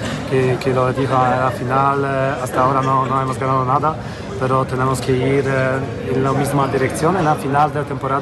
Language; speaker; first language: Spanish; non-native, fluent; Polish